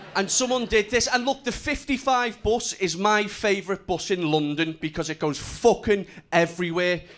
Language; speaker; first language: English; native; English